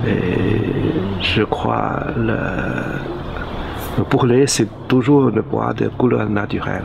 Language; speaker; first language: French; non-native, learner; Chinese